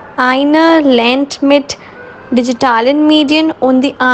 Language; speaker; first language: German; non-native, learner; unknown